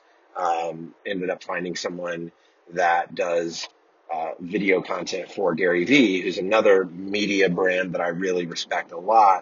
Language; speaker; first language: English; native; English